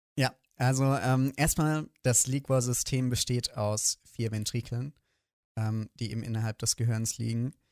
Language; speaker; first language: German; native; German